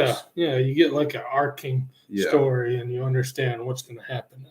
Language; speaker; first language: English; native; English